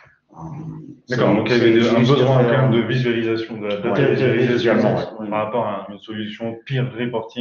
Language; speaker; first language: French; native; French